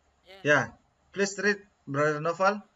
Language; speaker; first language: English; non-native, learner; Indonesian